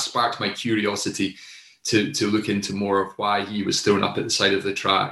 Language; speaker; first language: English; native; English